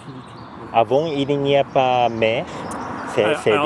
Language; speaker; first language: French; non-native, learner; Japanese